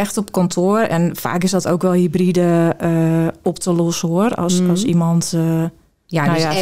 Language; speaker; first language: Dutch; native; Dutch